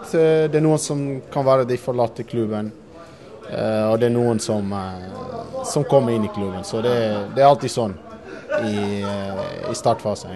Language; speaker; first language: Norwegian; non-native, fluent; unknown